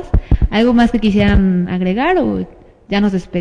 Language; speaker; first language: Spanish; native; Spanish